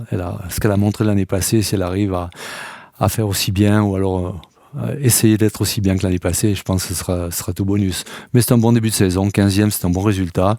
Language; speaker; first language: French; native; French